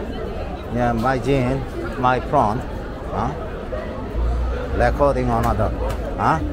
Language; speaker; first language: English; non-native, learner; Korean